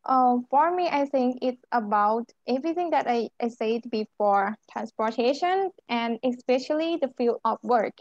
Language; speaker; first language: English; non-native, learner; Thai